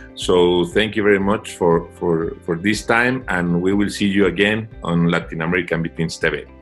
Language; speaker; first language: English; non-native, fluent; Spanish